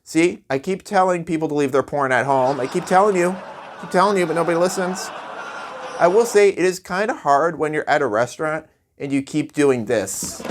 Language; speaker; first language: English; native; English